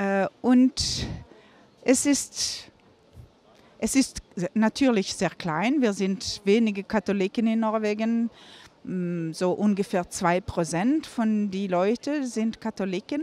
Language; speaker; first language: German; non-native, fluent; Norwegian